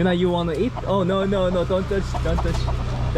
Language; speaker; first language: English; non-native, learner; Korean